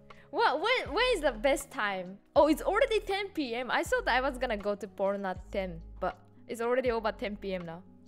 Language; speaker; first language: English; non-native, fluent; Japanese